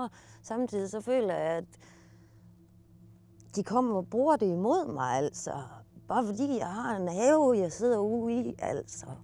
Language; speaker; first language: Danish; native; Danish